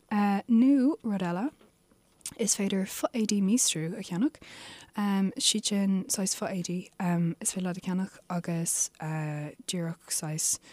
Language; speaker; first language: Irish; non-native, local second language; English